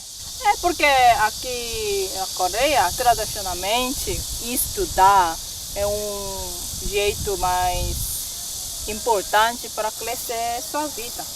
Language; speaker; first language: Portuguese; non-native, fluent; Korean